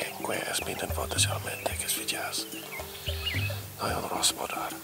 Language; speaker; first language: Hungarian; non-native, learner; Afrikaans